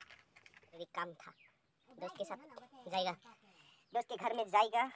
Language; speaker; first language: Hindi; non-native, local second language; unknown